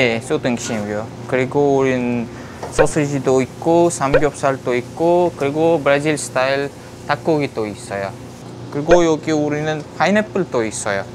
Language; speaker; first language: Korean; non-native, fluent; Portuguese